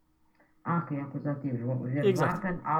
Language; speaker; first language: German; non-native, learner; Romanian